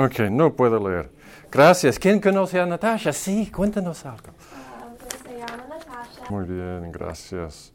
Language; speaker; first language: Spanish; non-native, fluent; English